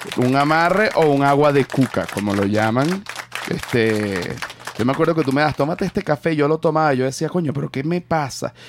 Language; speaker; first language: Spanish; native; Spanish